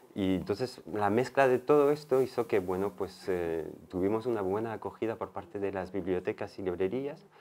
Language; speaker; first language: Spanish; non-native, fluent; French